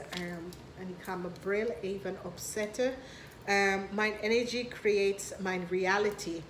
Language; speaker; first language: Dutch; non-native, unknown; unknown